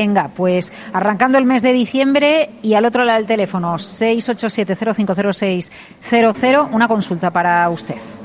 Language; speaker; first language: Spanish; native; Spanish